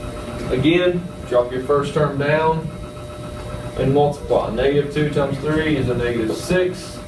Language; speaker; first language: English; native; English